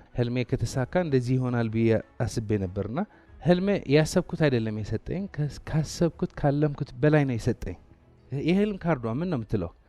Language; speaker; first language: Amharic; non-native, local second language; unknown